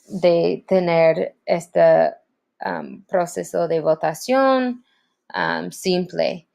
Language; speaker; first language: Spanish; non-native, learner; English